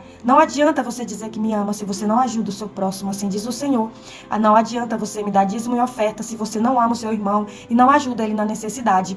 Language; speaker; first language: Portuguese; native; Portuguese